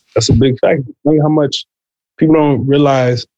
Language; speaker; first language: English; native; English